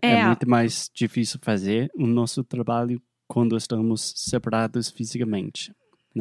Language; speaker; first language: Portuguese; non-native, fluent; English